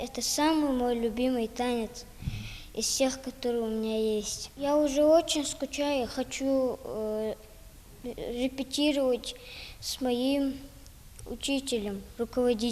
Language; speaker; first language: Russian; non-native, local second language; Ingush